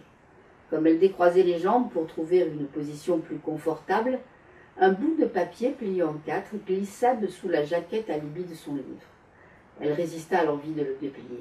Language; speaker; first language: French; native; French